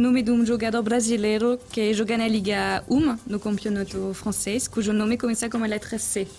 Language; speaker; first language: Portuguese; non-native, learner; French